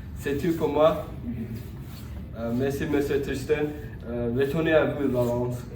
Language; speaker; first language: French; non-native, learner; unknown